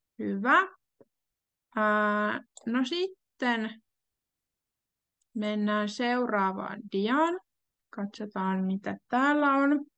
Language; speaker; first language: Finnish; native; Finnish